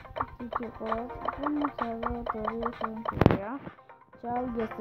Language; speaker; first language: Spanish; native; Spanish